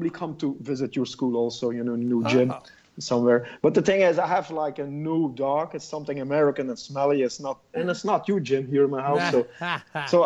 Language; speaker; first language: English; non-native, fluent; Dutch